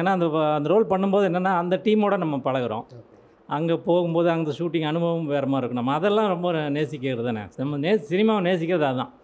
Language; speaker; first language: Tamil; native; Tamil